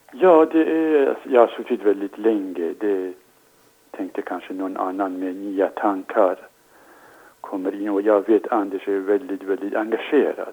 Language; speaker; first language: Swedish; non-native, fluent; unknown